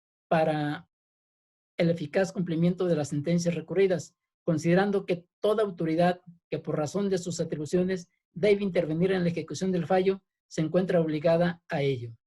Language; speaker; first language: Spanish; native; Spanish